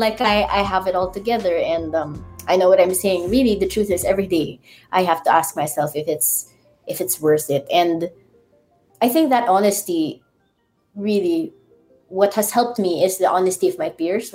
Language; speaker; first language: English; non-native, local second language; Iloko